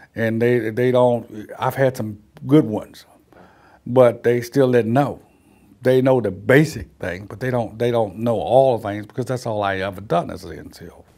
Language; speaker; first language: English; native; English